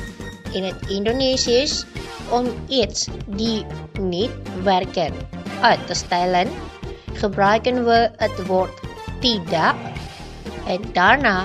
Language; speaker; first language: Dutch; non-native, learner; Indonesian